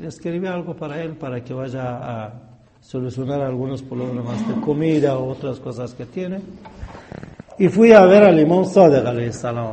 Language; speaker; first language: Spanish; non-native, fluent; Persian